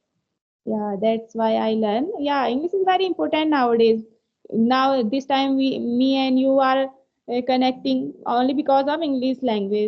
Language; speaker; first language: English; non-native, learner; Hindi